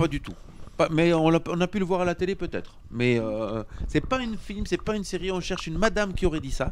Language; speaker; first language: French; native; French